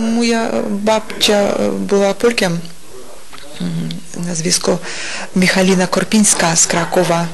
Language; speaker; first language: Polish; non-native, learner; Russian